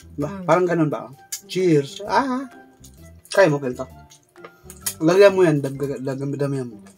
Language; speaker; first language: Filipino; non-native, local second language; Waray